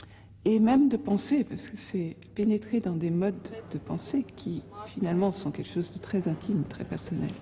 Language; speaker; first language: French; native; French